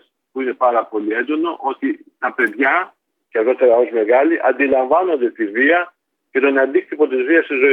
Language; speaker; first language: Greek; native; Greek